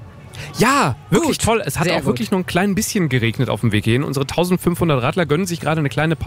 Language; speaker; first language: German; native; German